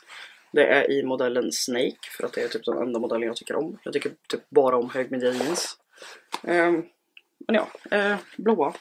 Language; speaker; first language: Swedish; native; Swedish